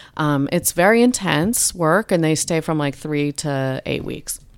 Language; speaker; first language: English; native; English